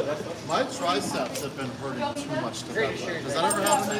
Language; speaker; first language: English; native; English